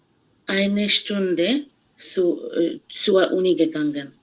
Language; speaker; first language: German; non-native, learner; Bangla